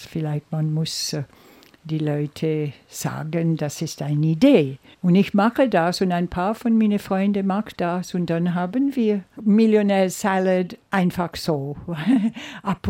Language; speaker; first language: German; non-native, learner; Seselwa Creole French